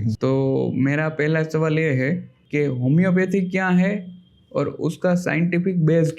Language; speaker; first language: Hindi; non-native, local second language; Gujarati